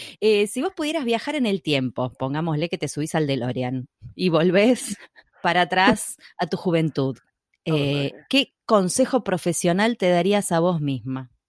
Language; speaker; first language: Spanish; native; Spanish